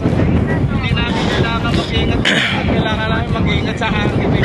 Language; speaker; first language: Filipino; native; Filipino